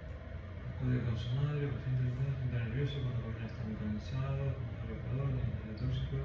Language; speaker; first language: Spanish; native; Spanish